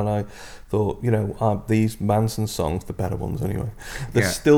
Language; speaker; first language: English; native; English